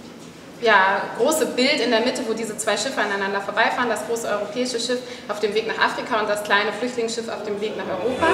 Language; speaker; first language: German; native; German